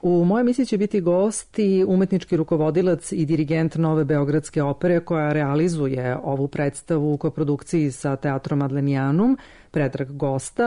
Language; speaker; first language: Serbian; native; Serbian